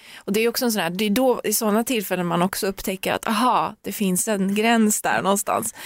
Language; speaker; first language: Swedish; early bilingual, other home language; Persian